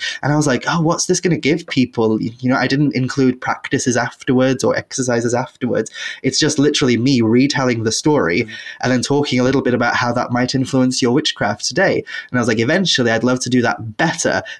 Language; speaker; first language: English; native; English